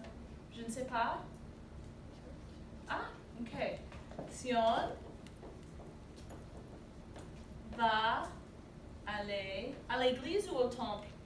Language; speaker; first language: French; non-native, fluent; English